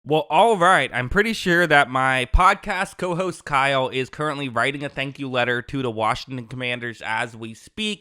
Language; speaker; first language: English; native; English